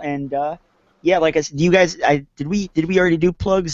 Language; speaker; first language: English; native; English